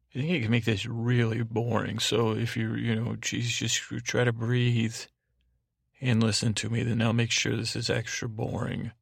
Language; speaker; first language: English; native; English